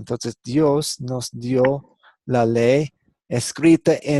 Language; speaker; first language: Spanish; non-native, fluent; English